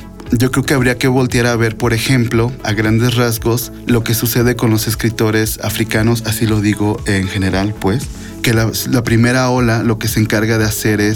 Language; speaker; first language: Spanish; native; Spanish